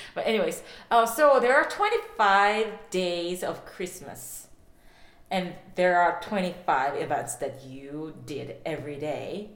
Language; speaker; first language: English; non-native, fluent; Korean